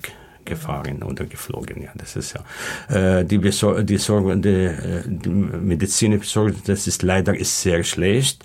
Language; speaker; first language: German; non-native, learner; Arabic